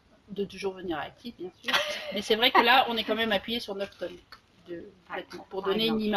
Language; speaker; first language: French; native; French